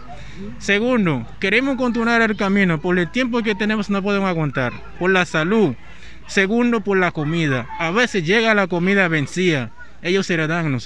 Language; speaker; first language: Spanish; non-native, learner; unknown